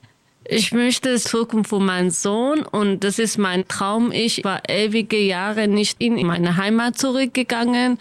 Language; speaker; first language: German; non-native, learner; Kurdish